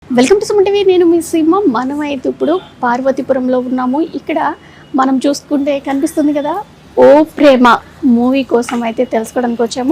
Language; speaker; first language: Telugu; native; Telugu